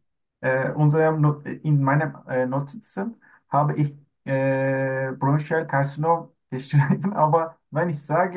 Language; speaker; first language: German; non-native, learner; Turkish